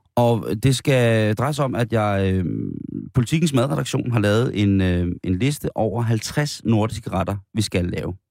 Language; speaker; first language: Danish; native; Danish